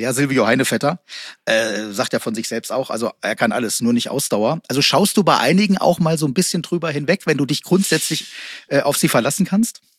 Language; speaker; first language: German; native; German